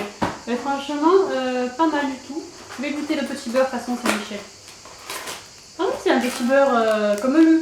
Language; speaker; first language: French; native; French